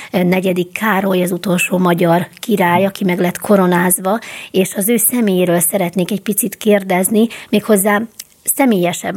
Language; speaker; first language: Hungarian; native; Hungarian